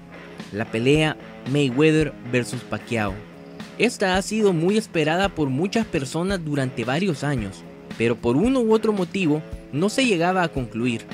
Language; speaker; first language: Spanish; native; Spanish